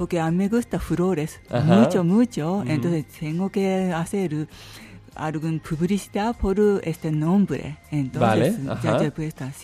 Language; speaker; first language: Spanish; non-native, learner; Japanese